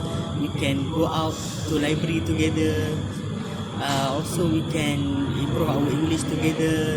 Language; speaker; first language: English; non-native, learner; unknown